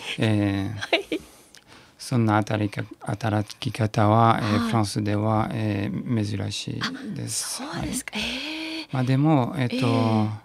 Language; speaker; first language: Japanese; non-native, learner; French